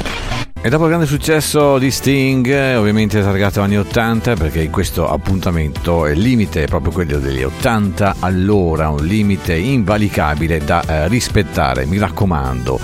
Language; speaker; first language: Italian; native; Italian